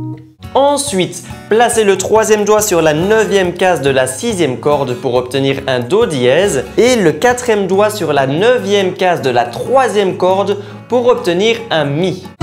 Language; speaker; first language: French; native; French